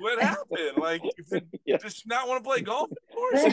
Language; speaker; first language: English; native; English